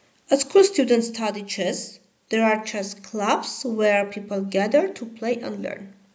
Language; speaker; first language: English; non-native, fluent; Armenian